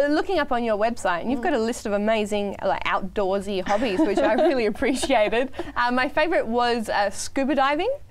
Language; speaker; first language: English; native; English